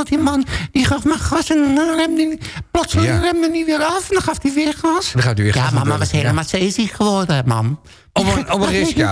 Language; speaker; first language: Dutch; native; Dutch